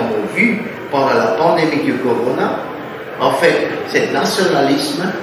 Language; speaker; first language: French; non-native, fluent; German